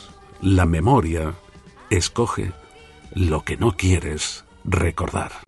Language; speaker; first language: Catalan; native; Catalan